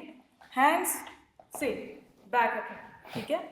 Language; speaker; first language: Hindi; native; Hindi